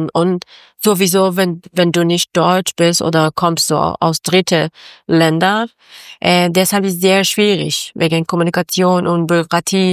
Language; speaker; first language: German; non-native, fluent; Persian